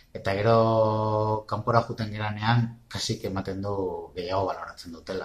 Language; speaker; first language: Basque; native; Basque